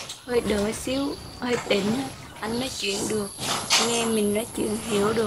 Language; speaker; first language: Vietnamese; non-native, local second language; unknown